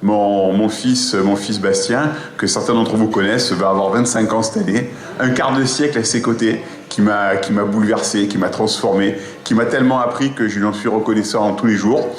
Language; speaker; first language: French; native; French